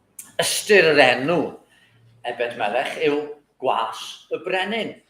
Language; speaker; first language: Welsh; native; Welsh